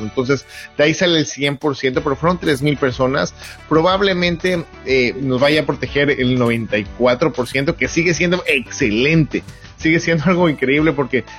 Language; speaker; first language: Spanish; native; Spanish